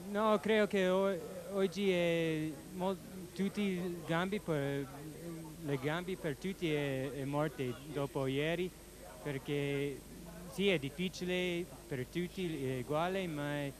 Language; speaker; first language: Italian; non-native, learner; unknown